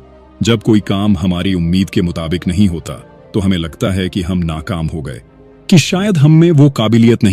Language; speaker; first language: Hindi; native; Hindi